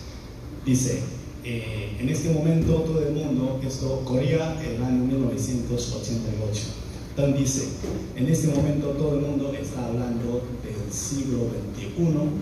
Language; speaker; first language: Spanish; non-native, fluent; Chinese